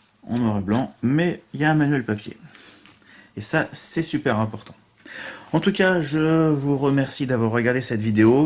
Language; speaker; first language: French; native; French